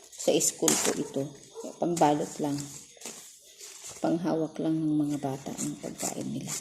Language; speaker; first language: Filipino; non-native, local second language; Iloko